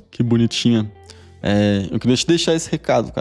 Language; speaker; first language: Portuguese; native; Portuguese